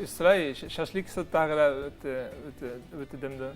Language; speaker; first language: Kazakh; non-native, learner; Dutch